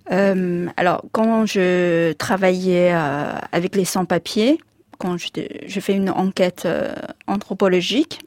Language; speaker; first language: French; non-native, fluent; Chinese